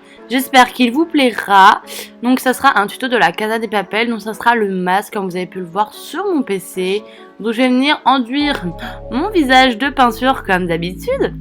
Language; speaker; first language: French; native; French